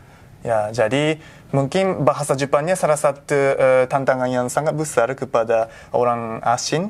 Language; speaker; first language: Indonesian; non-native, fluent; Japanese